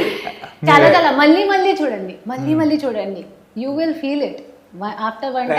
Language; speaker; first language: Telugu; non-native, local second language; Hindi